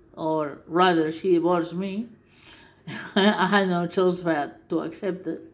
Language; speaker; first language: English; non-native, fluent; Spanish